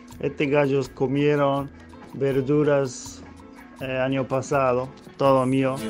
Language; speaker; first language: Spanish; non-native, learner; Japanese